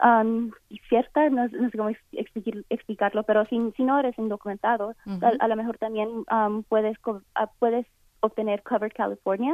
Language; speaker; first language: Spanish; early bilingual, heritage; Spanish